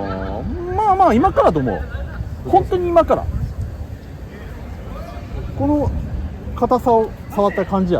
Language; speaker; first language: Japanese; native; Japanese